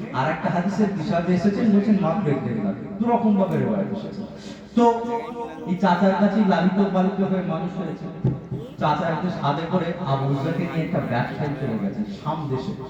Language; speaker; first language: Bangla; native; Bangla